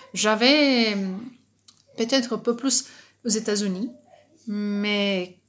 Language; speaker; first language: French; non-native, fluent; Portuguese